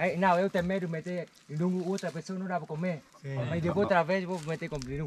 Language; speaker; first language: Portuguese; non-native, learner; Vietnamese